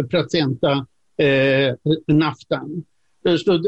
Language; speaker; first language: Russian; non-native, fluent; Swedish